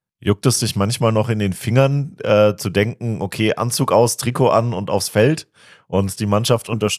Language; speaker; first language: German; native; German